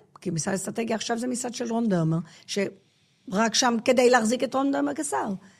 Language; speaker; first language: Hebrew; non-native, fluent; English